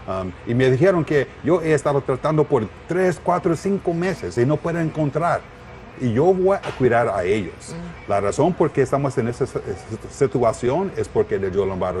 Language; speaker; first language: Spanish; non-native, learner; English